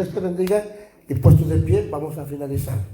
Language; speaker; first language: Spanish; native; Spanish